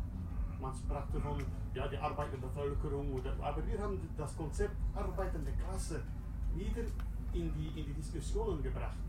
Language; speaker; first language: German; non-native, learner; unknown